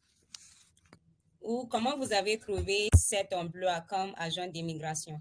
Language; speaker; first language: French; non-native, fluent; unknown